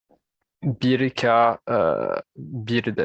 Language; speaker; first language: Japanese; non-native, learner; French